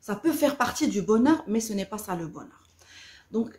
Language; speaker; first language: French; non-native, local second language; Arabic